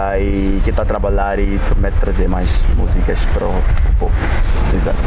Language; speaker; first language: Portuguese; non-native, local second language; Tsonga